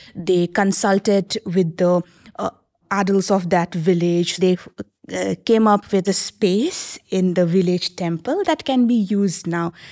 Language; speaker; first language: English; non-native, local second language; Nepali